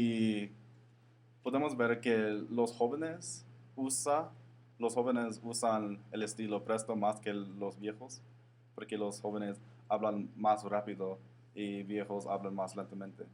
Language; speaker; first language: Spanish; non-native, learner; English